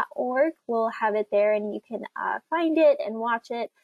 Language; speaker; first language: English; native; English